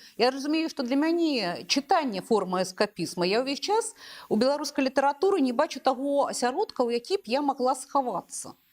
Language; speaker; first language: Belarusian; non-native, local second language; Russian